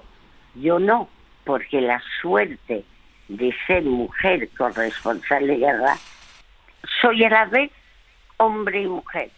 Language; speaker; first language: Spanish; early bilingual, other home language; French